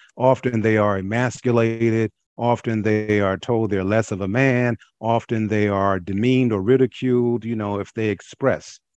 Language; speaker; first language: English; native; English